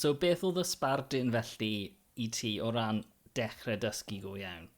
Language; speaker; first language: Welsh; non-native, local second language; English